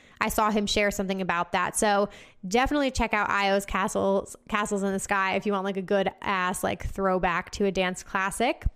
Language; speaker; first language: English; native; English